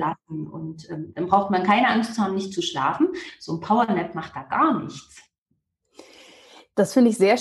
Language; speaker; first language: German; native; German